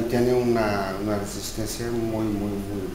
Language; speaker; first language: Spanish; non-native, learner; Portuguese